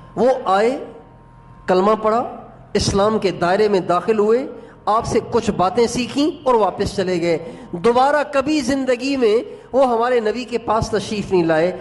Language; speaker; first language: Urdu; non-native, local second language; Sindhi